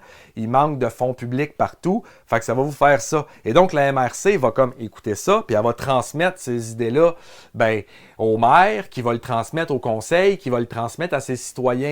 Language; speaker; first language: French; native; French